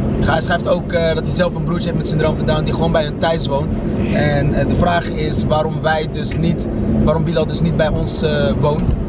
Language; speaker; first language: Dutch; early bilingual, other home language; Arabic